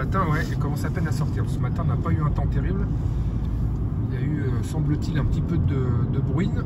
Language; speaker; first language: French; native; French